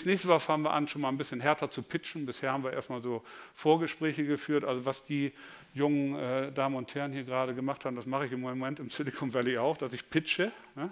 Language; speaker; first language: German; native; German